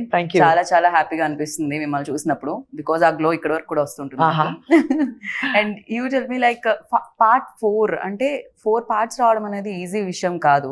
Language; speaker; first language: Telugu; native; Telugu